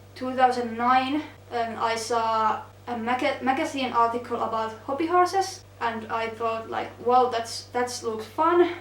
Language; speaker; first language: English; non-native, fluent; Finnish